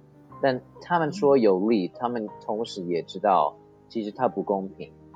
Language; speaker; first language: Chinese; non-native, fluent; English